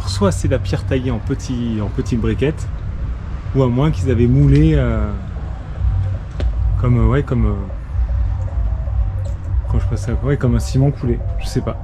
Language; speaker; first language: French; native; French